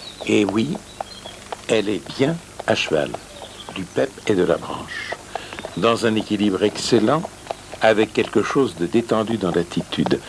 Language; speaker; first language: French; early bilingual, other home language; Russian